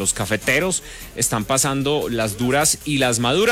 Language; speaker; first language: Spanish; native; Spanish